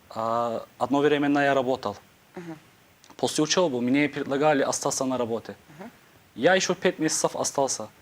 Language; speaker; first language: Ukrainian; non-native, learner; Turkish